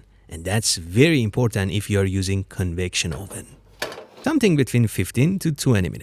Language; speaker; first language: English; non-native, fluent; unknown